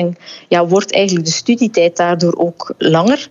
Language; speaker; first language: Dutch; native; Dutch